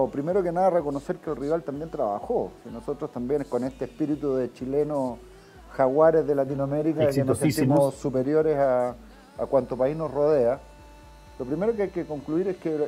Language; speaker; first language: Spanish; native; Spanish